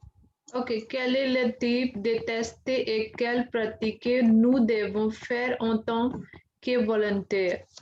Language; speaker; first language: French; non-native, learner; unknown